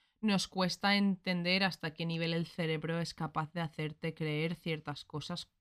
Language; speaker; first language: Spanish; early bilingual, other home language; English